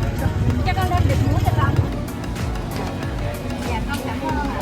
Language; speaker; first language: Vietnamese; native; Vietnamese